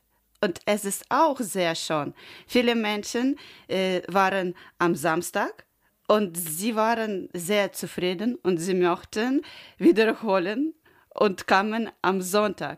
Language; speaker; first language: German; non-native, learner; Ukrainian